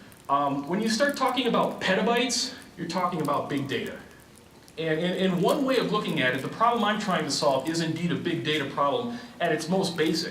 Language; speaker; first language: English; native; English